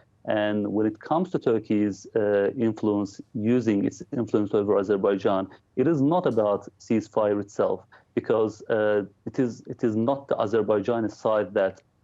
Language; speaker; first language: English; non-native, fluent; Turkish